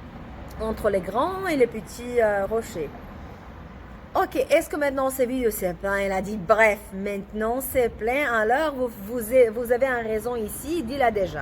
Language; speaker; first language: French; non-native, learner; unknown